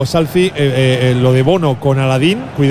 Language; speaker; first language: Spanish; native; Spanish